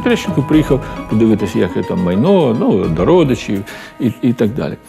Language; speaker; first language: Ukrainian; native; Ukrainian